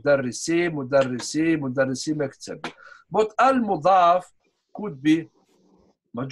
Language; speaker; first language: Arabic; non-native, fluent; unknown